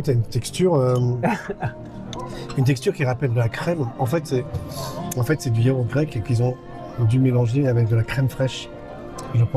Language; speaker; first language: French; native; French